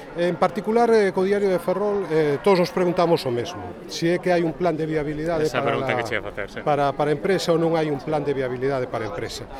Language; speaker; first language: Galician; native; Galician